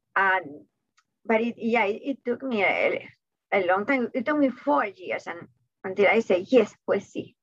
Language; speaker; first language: English; non-native, fluent; Spanish